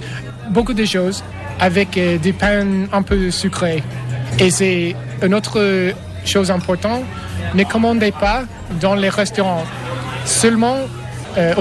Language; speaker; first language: French; non-native, learner; English